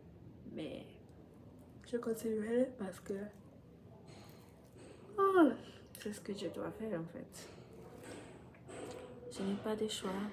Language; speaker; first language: French; non-native, fluent; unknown